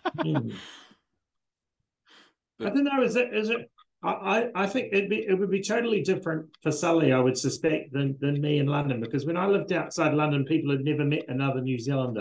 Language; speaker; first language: English; native; English